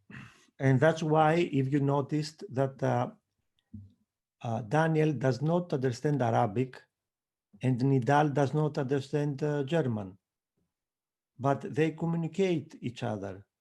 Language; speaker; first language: English; non-native, fluent; Greek